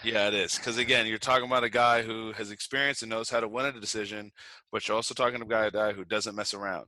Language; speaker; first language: English; native; English